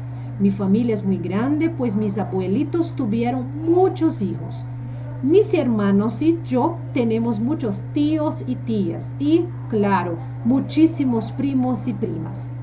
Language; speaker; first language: Spanish; non-native, fluent; Portuguese